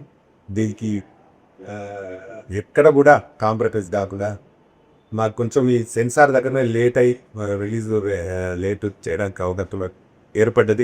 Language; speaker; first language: Telugu; native; Telugu